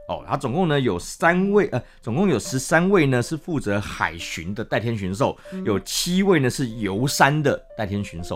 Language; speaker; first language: Chinese; native; Chinese